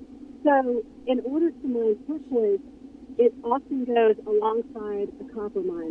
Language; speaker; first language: English; native; English